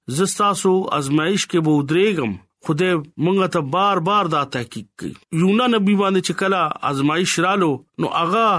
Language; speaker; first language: Pashto; non-native, local second language; Urdu